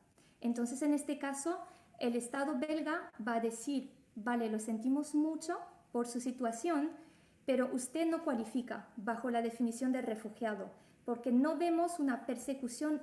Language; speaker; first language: Spanish; non-native, fluent; French